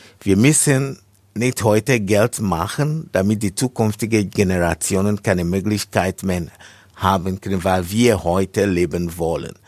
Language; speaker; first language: German; non-native, fluent; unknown